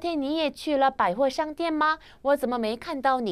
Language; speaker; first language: Chinese; non-native, fluent; Korean